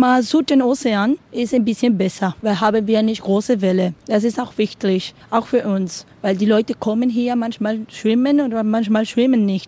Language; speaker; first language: German; non-native, learner; Spanish